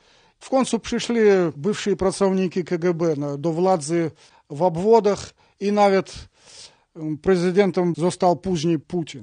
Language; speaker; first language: Polish; non-native, learner; Russian